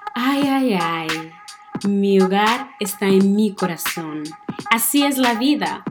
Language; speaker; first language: Spanish; non-native, fluent; Portuguese